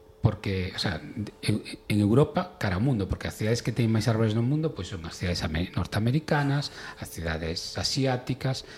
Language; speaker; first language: Galician; non-native, local second language; Spanish